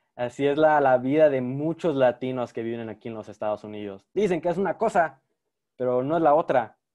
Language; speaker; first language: Spanish; early bilingual, heritage; Spanish